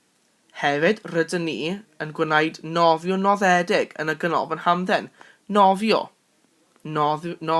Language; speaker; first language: Welsh; non-native, local second language; English